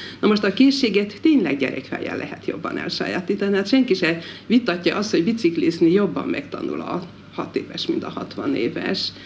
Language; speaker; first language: Hungarian; native; Hungarian